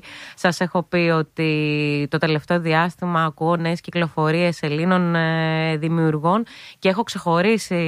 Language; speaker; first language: Greek; native; Greek